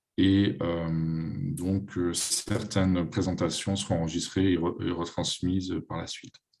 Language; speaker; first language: French; native; French